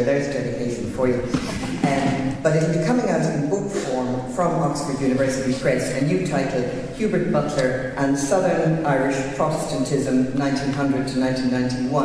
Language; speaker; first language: English; native; English